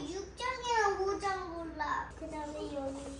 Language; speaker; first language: Korean; early bilingual, other home language; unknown